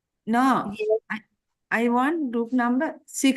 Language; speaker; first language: English; non-native, learner; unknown